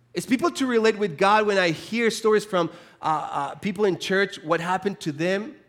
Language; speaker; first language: English; non-native, fluent; Spanish